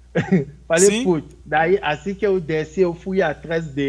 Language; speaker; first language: Portuguese; non-native, fluent; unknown